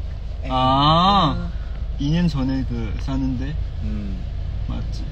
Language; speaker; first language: Korean; non-native, learner; Chinese